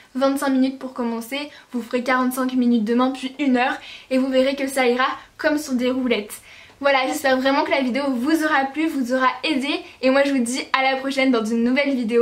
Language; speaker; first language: French; native; French